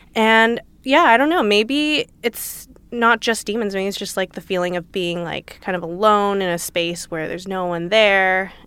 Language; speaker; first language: English; native; English